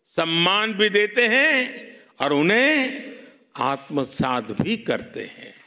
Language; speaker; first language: Hindi; non-native, local second language; Gujarati